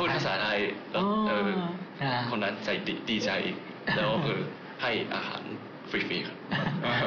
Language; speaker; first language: Thai; non-native, fluent; Japanese